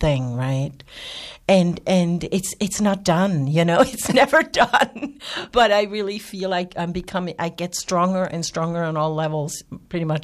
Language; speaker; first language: English; non-native, fluent; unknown